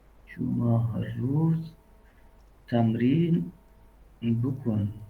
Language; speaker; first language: Persian; non-native, learner; Urdu